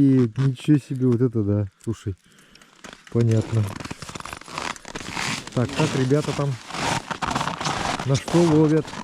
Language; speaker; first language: Russian; native; Russian